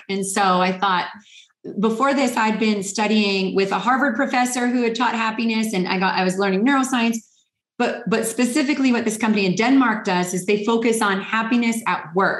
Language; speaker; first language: English; native; English